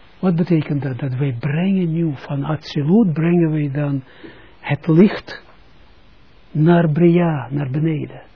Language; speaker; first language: Dutch; non-native, fluent; Russian